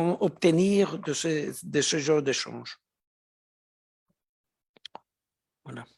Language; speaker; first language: French; non-native, fluent; Spanish